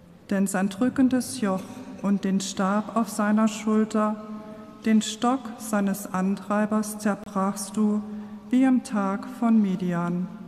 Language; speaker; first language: German; non-native, local second language; Luxembourgish